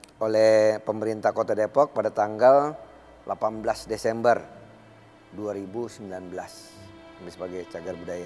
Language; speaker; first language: Indonesian; native; Indonesian